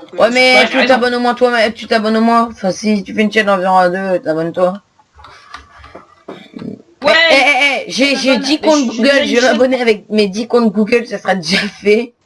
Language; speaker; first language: French; native; French